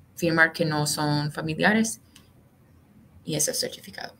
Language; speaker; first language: Spanish; non-native, fluent; English